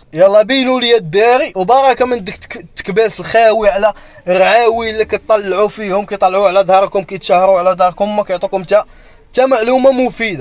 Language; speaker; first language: Arabic; native; Arabic